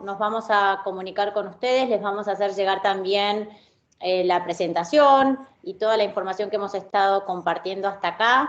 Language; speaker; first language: Spanish; native; Spanish